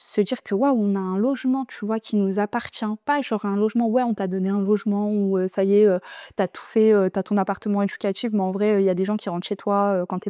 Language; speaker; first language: French; native; French